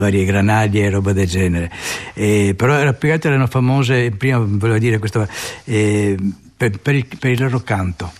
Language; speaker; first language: Italian; native; Italian